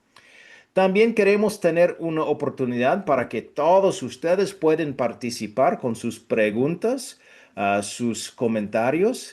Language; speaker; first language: Spanish; non-native, fluent; English